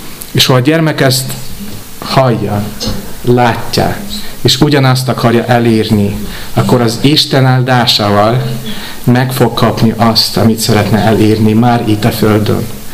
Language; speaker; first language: Hungarian; non-native, fluent; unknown